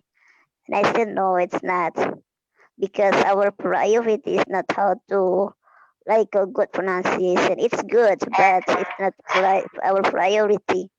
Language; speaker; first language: English; non-native, fluent; Indonesian